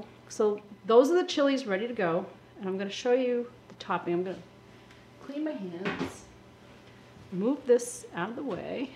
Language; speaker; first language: English; native; English